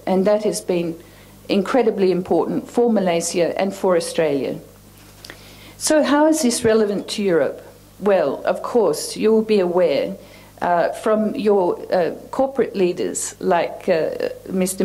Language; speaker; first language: English; native; English